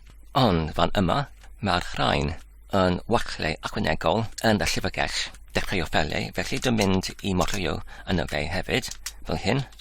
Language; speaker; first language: Welsh; non-native, learner; English